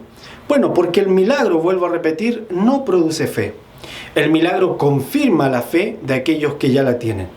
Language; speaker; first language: Spanish; native; Spanish